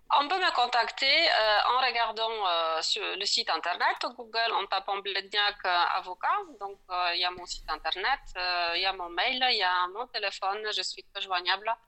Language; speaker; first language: French; non-native, fluent; Polish